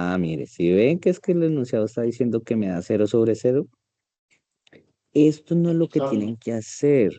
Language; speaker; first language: Spanish; native; Spanish